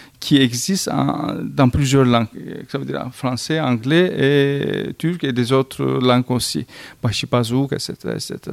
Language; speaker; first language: French; non-native, fluent; Turkish